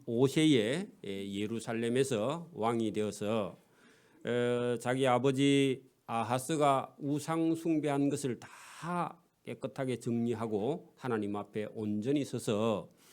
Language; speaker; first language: Korean; native; Korean